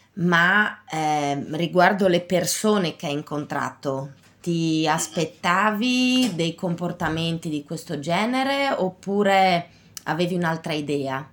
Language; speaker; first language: Italian; native; Italian